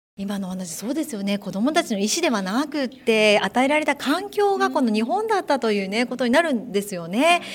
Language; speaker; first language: Japanese; native; Japanese